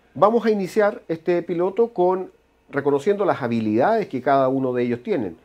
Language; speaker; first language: Spanish; native; Spanish